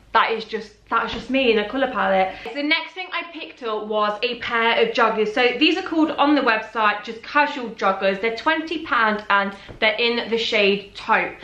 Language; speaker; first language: English; native; English